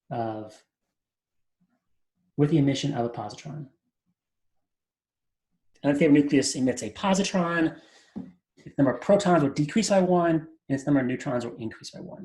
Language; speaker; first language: English; native; English